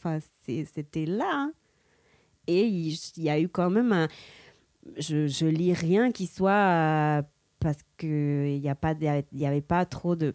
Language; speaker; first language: French; early bilingual, heritage; Spanish